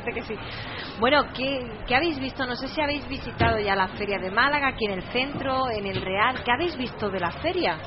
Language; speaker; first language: Spanish; native; Spanish